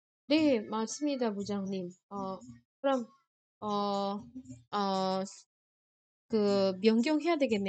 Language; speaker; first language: Korean; non-native, fluent; Indonesian